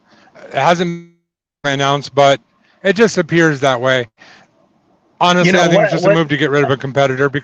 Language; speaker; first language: English; native; English